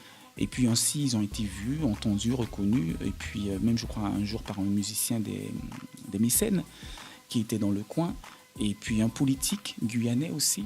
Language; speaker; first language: French; native; French